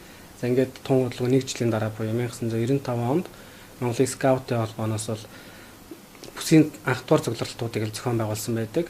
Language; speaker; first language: Mongolian; native; Mongolian